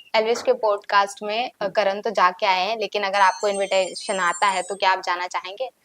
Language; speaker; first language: Hindi; native; Hindi